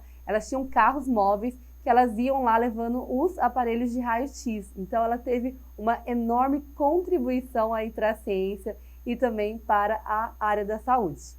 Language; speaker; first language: Portuguese; native; Portuguese